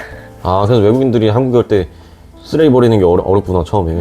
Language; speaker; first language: Korean; native; Korean